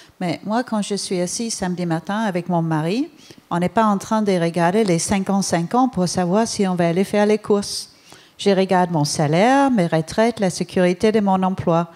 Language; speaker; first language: French; non-native, fluent; Danish